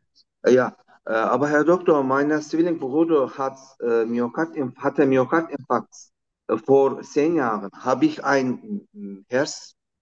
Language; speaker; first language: German; non-native, learner; Turkish